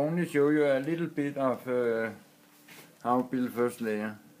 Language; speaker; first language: English; non-native, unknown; Danish